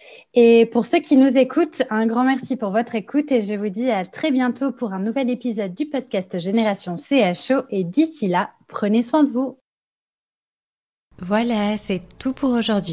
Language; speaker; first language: French; native; French